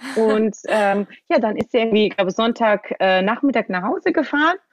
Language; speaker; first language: German; early bilingual, other home language; Georgian